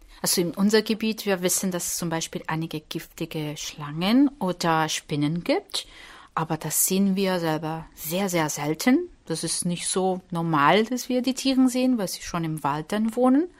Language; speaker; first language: German; non-native, fluent; Portuguese